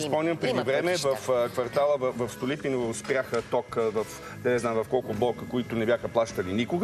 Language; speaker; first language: Bulgarian; native; Bulgarian